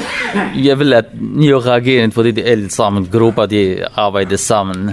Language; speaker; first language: Danish; non-native, learner; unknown